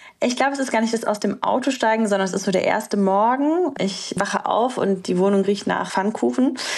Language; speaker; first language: German; early bilingual, other home language; Romanian